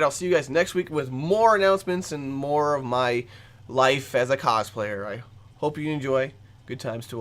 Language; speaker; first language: English; native; English